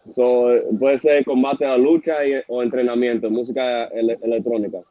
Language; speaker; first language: Spanish; early bilingual, heritage; Spanish